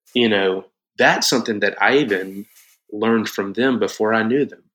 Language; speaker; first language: English; native; English